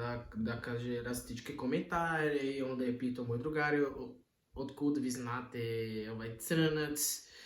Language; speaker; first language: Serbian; non-native, learner; Portuguese